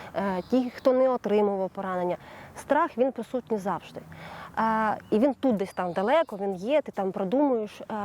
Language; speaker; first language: Ukrainian; native; Ukrainian